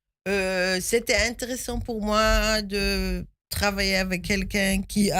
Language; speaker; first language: French; non-native, fluent; Hebrew